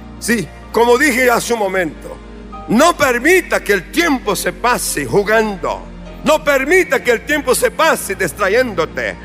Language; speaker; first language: Spanish; non-native, fluent; Portuguese